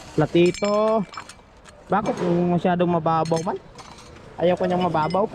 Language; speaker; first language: Filipino; non-native, local second language; Cebuano